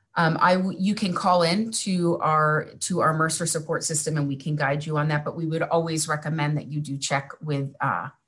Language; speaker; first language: English; native; English